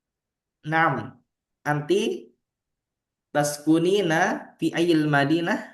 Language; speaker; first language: Arabic; non-native, fluent; Indonesian